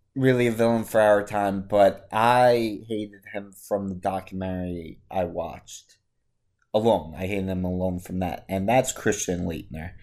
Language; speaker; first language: English; native; English